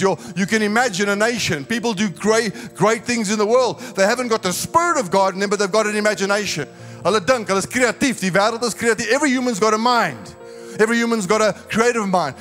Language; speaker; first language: English; native; English